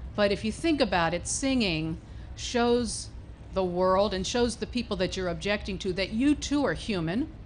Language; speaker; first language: English; native; English